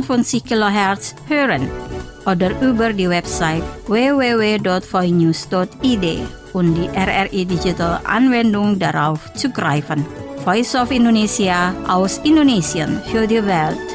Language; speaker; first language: German; non-native, fluent; Indonesian